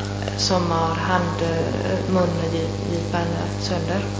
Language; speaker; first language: Swedish; non-native, fluent; Italian